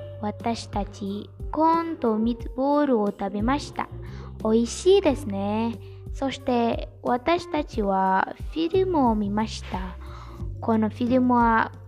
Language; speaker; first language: Japanese; non-native, learner; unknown